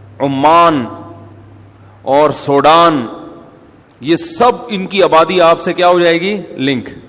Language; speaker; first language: Urdu; native; Urdu